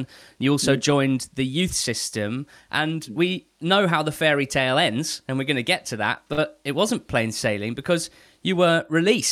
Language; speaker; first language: English; native; English